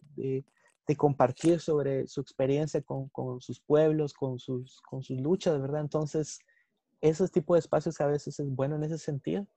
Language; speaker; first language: English; non-native, fluent; Spanish